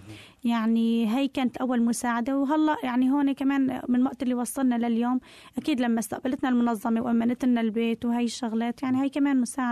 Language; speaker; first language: Arabic; native; Arabic